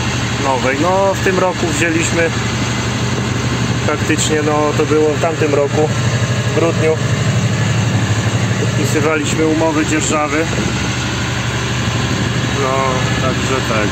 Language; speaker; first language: Polish; native; Polish